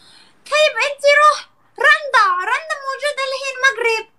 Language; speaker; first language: Arabic; non-native, learner; Turkish